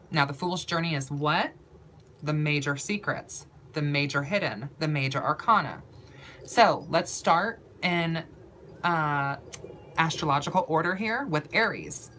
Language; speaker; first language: English; native; English